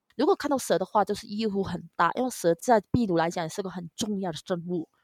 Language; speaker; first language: Chinese; non-native, local second language; Cantonese